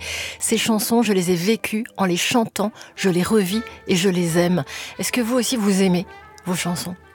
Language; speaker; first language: French; native; French